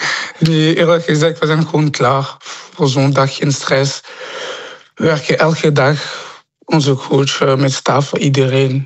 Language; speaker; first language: Dutch; non-native, local second language; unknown